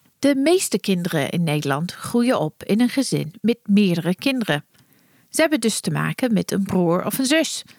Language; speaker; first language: Dutch; non-native, fluent; English